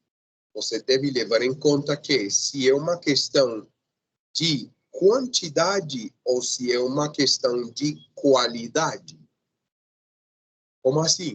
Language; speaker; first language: Portuguese; non-native, fluent; Spanish